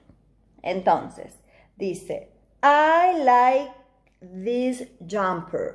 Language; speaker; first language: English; non-native, fluent; Spanish